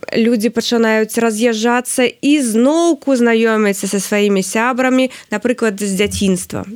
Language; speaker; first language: Belarusian; non-native, local second language; Russian